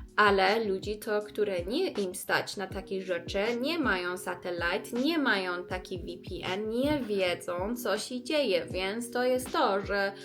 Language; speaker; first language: Polish; non-native, learner; Persian